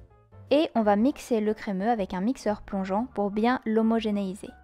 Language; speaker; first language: French; native; French